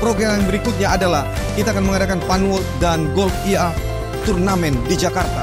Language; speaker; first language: Indonesian; native; Indonesian